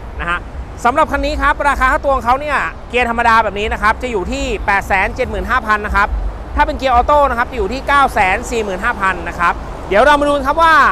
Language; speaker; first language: Thai; native; Thai